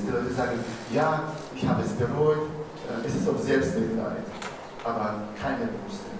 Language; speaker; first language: German; non-native, fluent; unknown